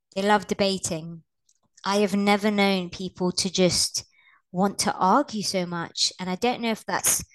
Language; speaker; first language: English; native; English